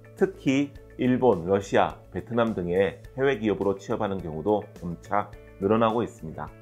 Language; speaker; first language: Korean; native; Korean